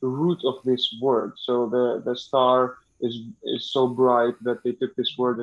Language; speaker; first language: English; non-native, fluent; Greek